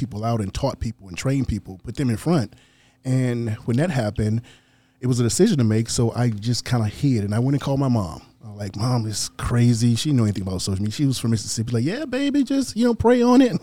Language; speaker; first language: English; native; English